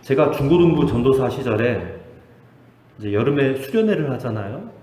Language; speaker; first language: Korean; native; Korean